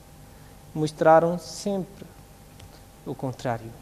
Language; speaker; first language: Portuguese; non-native, learner; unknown